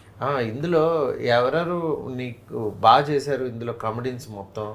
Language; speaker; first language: Telugu; native; Telugu